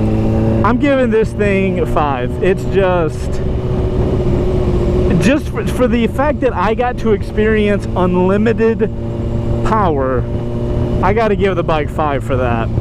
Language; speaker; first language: English; native; English